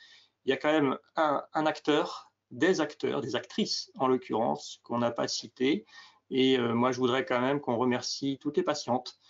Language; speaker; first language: French; native; French